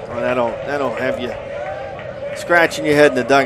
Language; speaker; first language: English; native; English